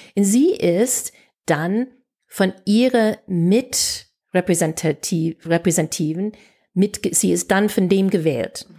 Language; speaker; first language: German; non-native, fluent; English